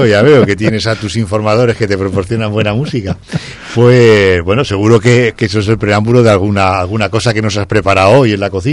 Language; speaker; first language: Spanish; native; Spanish